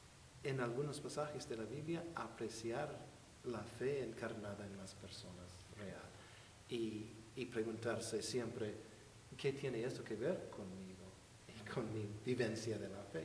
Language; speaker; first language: Spanish; non-native, fluent; English